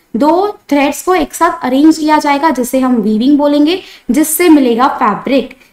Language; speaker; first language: Hindi; non-native, local second language; Marathi